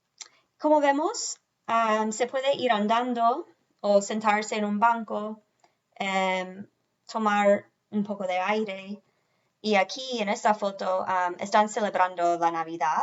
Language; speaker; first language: Spanish; non-native, fluent; English